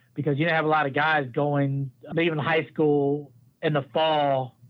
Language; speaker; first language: English; native; English